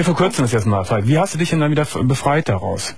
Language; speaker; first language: German; native; German